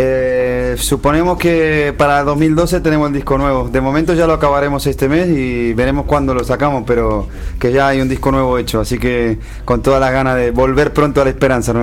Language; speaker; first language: Spanish; native; Spanish